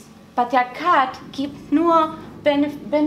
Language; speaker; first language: German; non-native, learner; Spanish